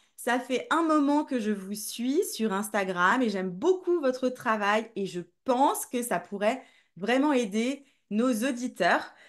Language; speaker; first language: French; native; French